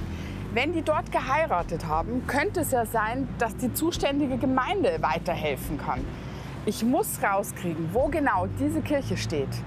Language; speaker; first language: German; native; German